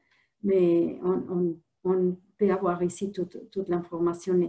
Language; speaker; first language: French; non-native, fluent; Spanish